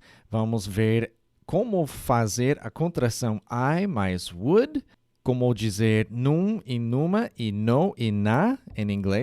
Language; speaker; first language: Portuguese; non-native, fluent; English